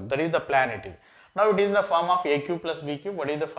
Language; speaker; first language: English; non-native, local second language; Telugu